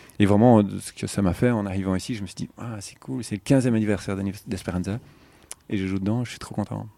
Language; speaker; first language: French; non-native, fluent; Portuguese